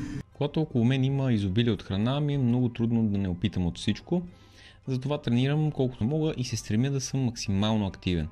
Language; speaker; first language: Bulgarian; native; Bulgarian